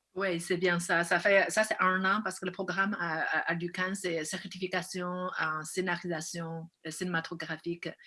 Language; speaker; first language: French; non-native, fluent; Chinese